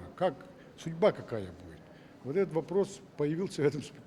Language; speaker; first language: Russian; non-native, local second language; Yakut